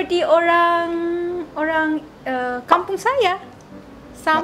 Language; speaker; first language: Indonesian; non-native, fluent; Manipuri